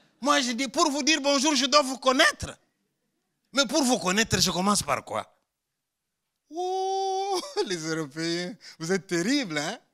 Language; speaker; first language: French; non-native, local second language; Luba-Lulua